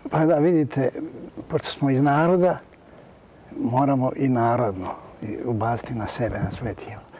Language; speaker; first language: Serbian; native; Serbian